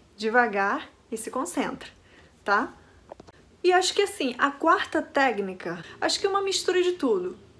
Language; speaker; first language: Portuguese; non-native, fluent; Spanish